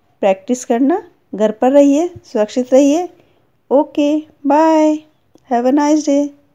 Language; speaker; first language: Hindi; native; Hindi